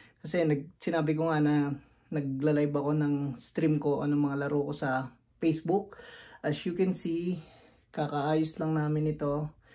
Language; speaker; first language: Filipino; native; Filipino